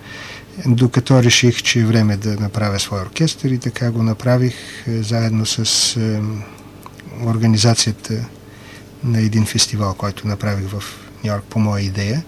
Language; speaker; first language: Bulgarian; native; Bulgarian